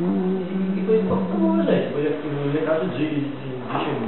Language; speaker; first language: Polish; non-native, learner; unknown